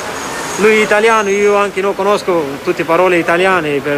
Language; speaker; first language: Italian; non-native, learner; Persian